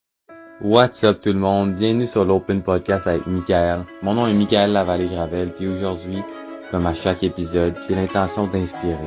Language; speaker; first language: French; native; French